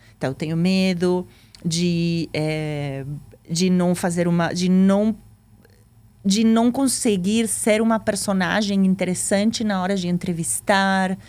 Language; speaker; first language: Portuguese; non-native, fluent; Spanish